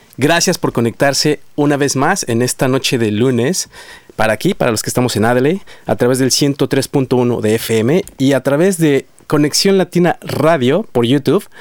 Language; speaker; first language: Spanish; native; Spanish